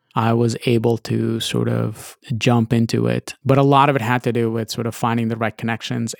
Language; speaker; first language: English; early bilingual, other home language; Russian